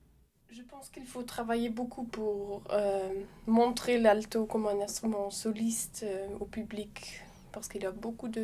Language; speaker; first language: French; non-native, fluent; German